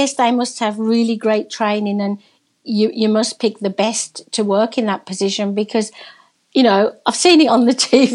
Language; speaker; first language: English; native; English